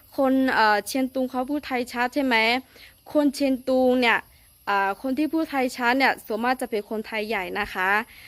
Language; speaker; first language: Thai; non-native, local second language; Akha